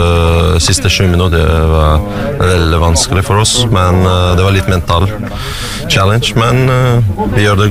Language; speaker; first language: Norwegian; non-native, learner; Russian